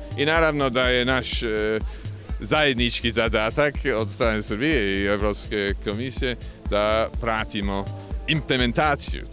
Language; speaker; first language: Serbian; non-native, fluent; English